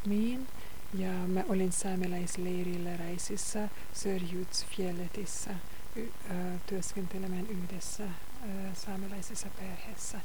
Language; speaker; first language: Finnish; non-native, fluent; Hungarian